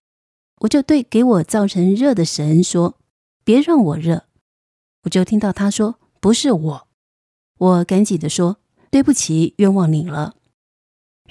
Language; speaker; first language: Chinese; native; Chinese